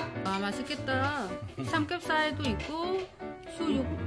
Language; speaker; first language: Korean; non-native, learner; Vietnamese